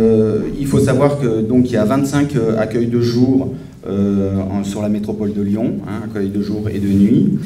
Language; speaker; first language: French; native; French